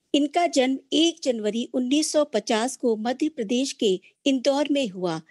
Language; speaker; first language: Hindi; native; Hindi